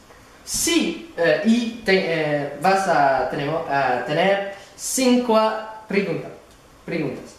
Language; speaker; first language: Spanish; non-native, learner; French